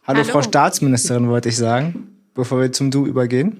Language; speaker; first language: German; early bilingual, other home language; Turkish